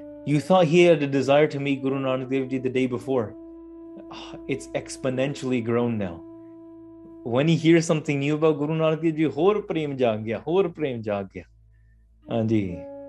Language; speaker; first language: English; early bilingual, other home language; Punjabi